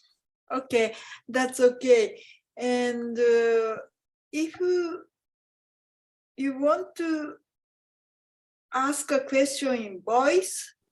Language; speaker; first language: English; non-native, fluent; Japanese